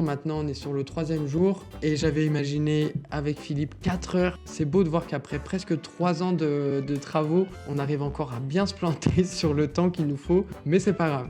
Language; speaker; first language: French; native; French